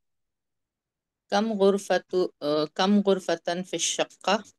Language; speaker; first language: Arabic; non-native, learner; Urdu